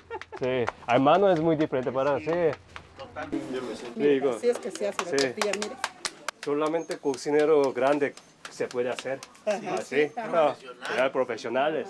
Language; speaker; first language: Spanish; non-native, learner; Korean